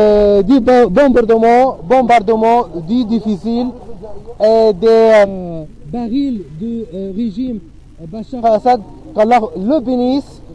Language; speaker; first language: French; non-native, fluent; Arabic